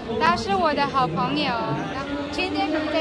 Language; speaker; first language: Chinese; non-native, learner; Filipino